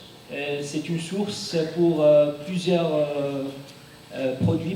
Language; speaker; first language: French; non-native, fluent; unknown